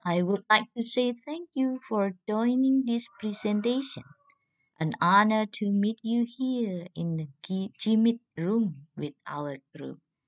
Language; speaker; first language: English; non-native, fluent; Indonesian